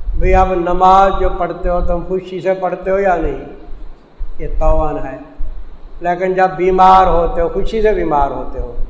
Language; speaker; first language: Urdu; non-native, local second language; Saraiki